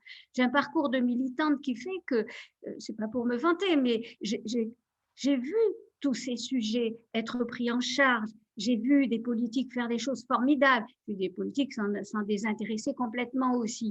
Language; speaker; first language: French; native; French